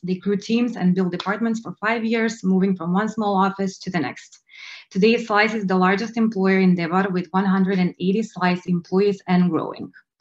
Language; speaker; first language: English; non-native, fluent; Macedonian